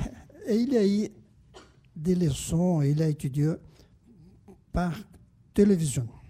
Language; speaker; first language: French; non-native, fluent; Portuguese